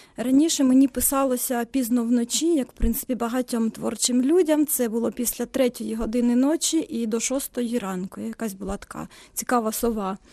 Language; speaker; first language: Ukrainian; non-native, local second language; Russian